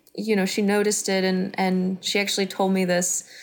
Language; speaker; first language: English; native; English